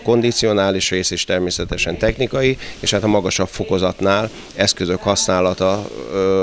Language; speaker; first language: Hungarian; native; Hungarian